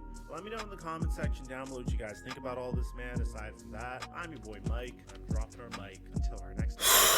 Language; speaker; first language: English; native; English